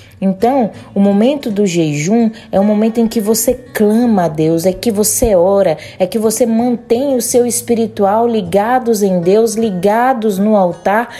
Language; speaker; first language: Portuguese; native; Portuguese